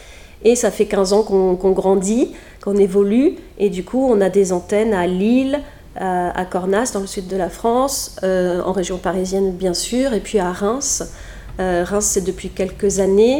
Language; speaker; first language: French; native; French